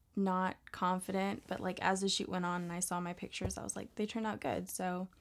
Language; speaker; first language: English; native; English